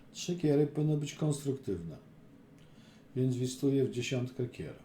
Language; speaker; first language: Polish; native; Polish